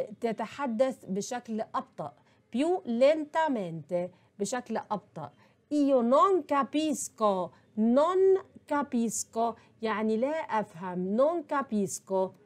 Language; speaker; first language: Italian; non-native, fluent; Arabic